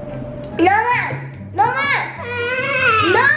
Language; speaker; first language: Spanish; early bilingual, heritage; Spanish